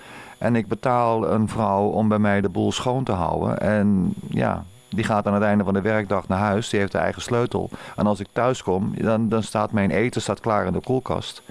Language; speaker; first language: Dutch; native; Dutch